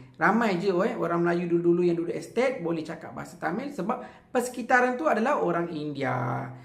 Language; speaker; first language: Malay; non-native, local second language; Tamil